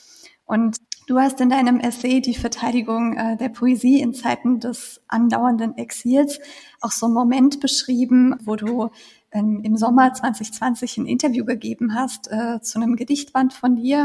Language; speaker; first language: German; native; German